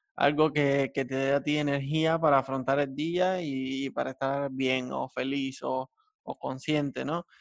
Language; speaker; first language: Spanish; native; Spanish